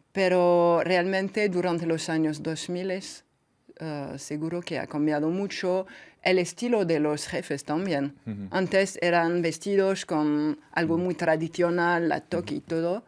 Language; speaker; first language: Spanish; non-native, fluent; French